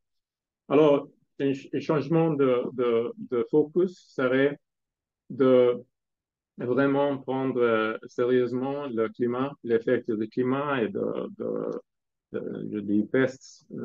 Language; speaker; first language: French; non-native, fluent; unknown